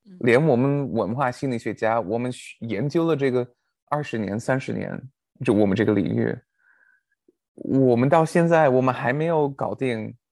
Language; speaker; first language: Chinese; non-native, fluent; English